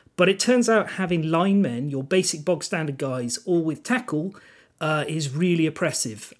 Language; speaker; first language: English; non-native, local second language; Welsh